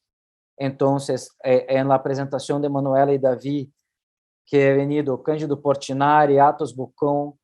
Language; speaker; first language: Portuguese; non-native, learner; Spanish